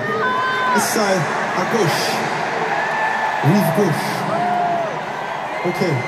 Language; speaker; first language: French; non-native, learner; English